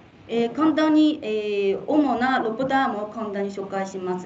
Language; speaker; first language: Japanese; non-native, fluent; Chinese